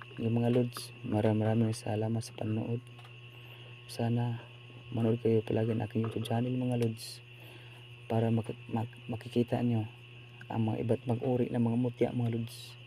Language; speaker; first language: Filipino; non-native, local second language; Cebuano